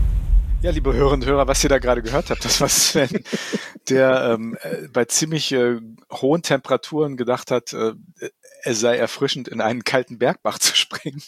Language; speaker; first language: German; native; German